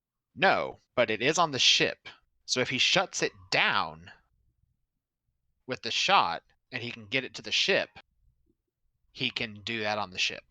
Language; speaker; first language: English; native; English